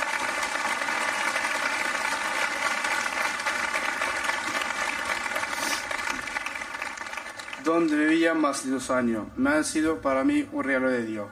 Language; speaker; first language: Spanish; non-native, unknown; Arabic